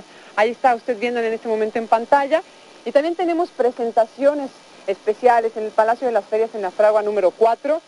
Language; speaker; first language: Spanish; native; Spanish